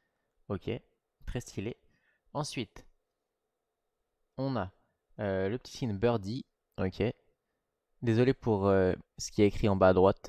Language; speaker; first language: French; native; French